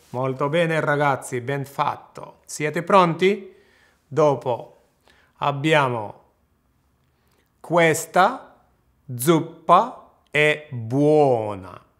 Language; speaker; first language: Italian; non-native, fluent; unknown